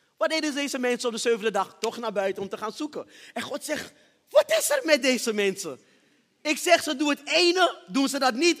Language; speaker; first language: Dutch; early bilingual, other home language; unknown